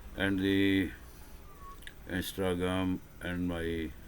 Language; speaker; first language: English; non-native, local second language; Urdu